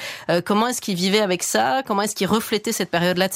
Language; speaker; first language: French; native; French